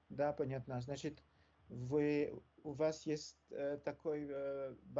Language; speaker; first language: Russian; non-native, learner; French